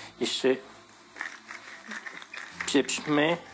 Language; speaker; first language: Polish; non-native, learner; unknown